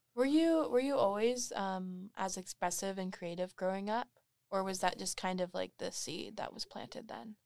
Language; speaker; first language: English; native; English